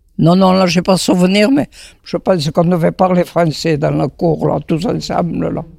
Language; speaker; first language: French; native; French